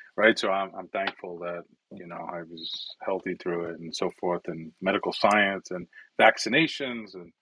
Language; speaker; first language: English; early bilingual, other home language; Italian